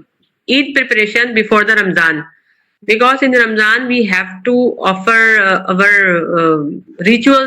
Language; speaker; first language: English; non-native, local second language; Urdu